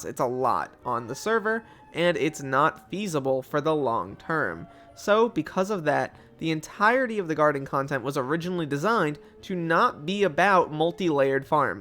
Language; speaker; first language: English; native; English